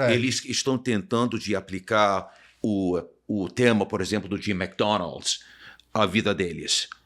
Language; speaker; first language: Portuguese; non-native, fluent; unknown